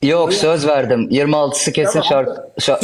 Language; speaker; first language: Turkish; native; Turkish